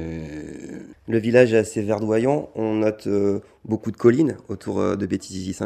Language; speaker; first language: French; native; French